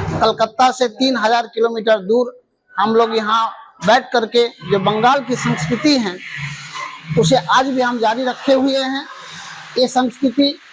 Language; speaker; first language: Hindi; non-native, local second language; Bangla